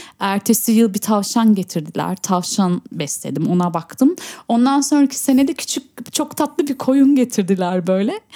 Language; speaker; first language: Turkish; early bilingual, heritage; Turkish